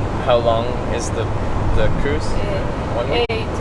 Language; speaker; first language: English; native; English